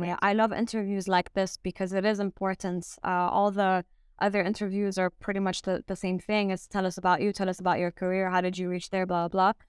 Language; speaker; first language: English; early bilingual, other home language; French